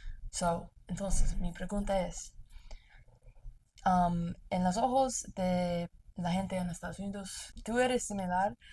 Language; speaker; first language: Spanish; non-native, learner; English